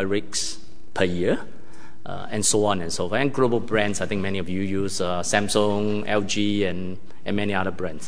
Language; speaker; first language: English; non-native, local second language; Cantonese